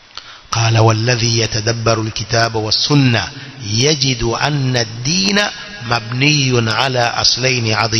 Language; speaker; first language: Arabic; non-native, fluent; Swahili